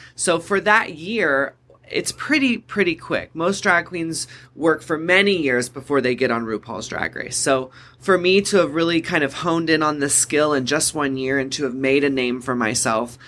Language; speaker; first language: English; native; English